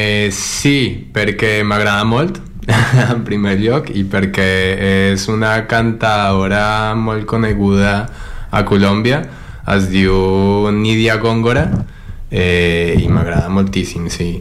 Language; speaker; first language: Catalan; non-native, learner; Spanish